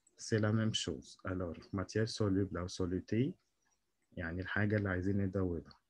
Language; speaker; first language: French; non-native, local second language; Arabic